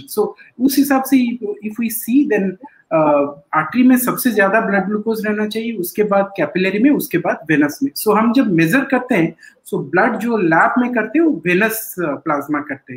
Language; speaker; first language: Hindi; non-native, local second language; Odia